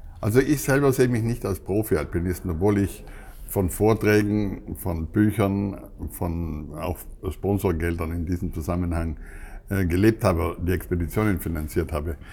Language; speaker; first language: German; native; German